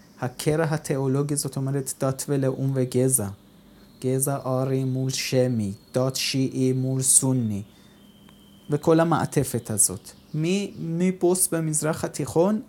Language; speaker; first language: Hebrew; non-native, fluent; Persian